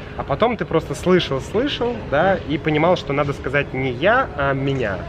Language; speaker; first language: Russian; native; Russian